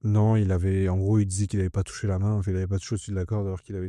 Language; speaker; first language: French; native; French